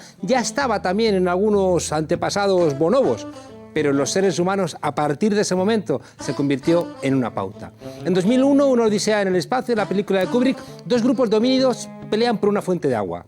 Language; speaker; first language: Spanish; native; Spanish